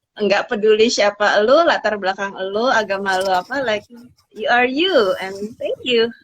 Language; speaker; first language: English; non-native, local second language; Indonesian